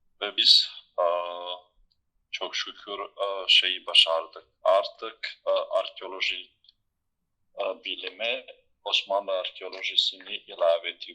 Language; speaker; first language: Turkish; non-native, fluent; Bosnian